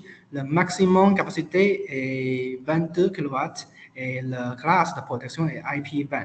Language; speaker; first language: French; non-native, learner; Chinese